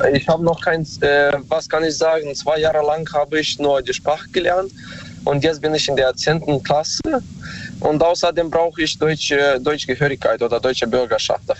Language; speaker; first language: German; non-native, learner; Romanian